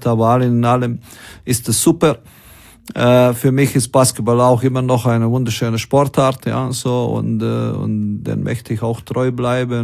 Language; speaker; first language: German; non-native, fluent; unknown